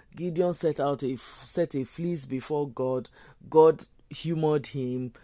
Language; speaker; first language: English; non-native, local second language; Yoruba